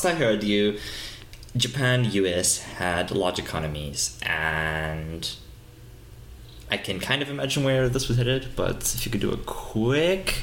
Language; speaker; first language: English; native; English